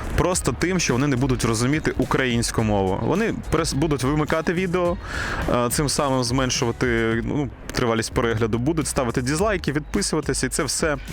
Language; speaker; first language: Ukrainian; non-native, local second language; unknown